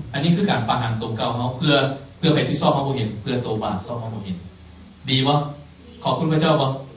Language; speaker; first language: Thai; non-native, local second language; Lao